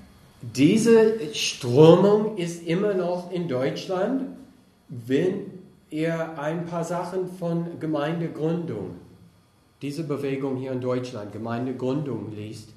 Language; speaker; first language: German; non-native, fluent; English